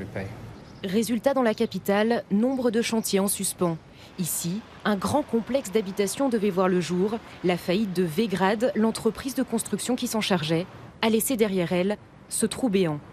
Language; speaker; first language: French; native; French